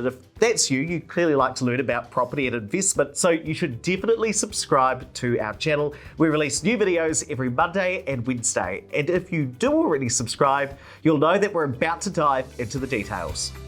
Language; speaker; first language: English; native; English